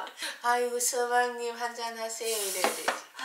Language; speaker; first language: Korean; native; Korean